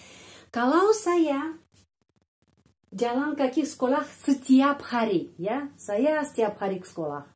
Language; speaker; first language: Indonesian; non-native, fluent; Russian